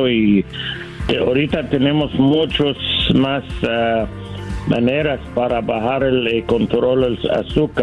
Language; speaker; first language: Spanish; non-native, learner; English